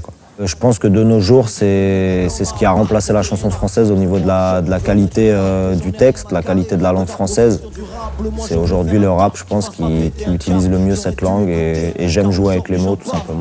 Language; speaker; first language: French; native; French